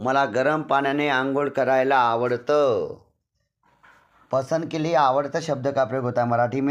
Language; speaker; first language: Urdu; non-native, local second language; Marathi